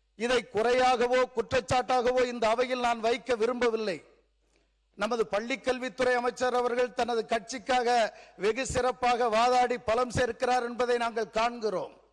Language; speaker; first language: Tamil; native; Tamil